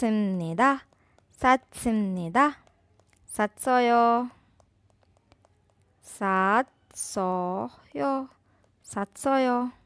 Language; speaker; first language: Korean; non-native, fluent; Urdu